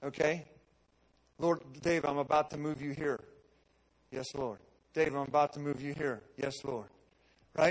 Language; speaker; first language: English; native; English